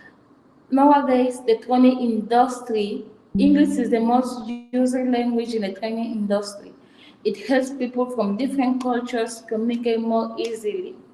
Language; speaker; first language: English; non-native, fluent; Fang